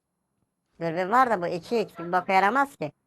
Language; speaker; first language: Turkish; native; Turkish